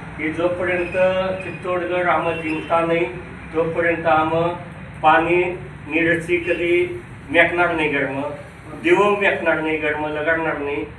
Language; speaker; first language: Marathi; non-native, local second language; Rajasthani